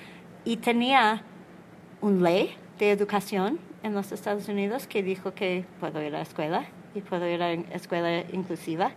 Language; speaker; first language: Spanish; non-native, learner; English